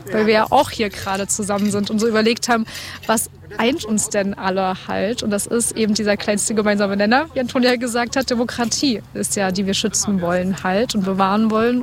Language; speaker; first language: German; native; German